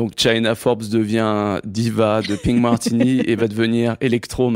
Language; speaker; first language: French; native; French